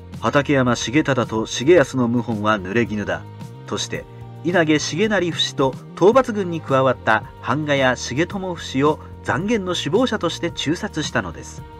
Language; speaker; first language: Japanese; native; Japanese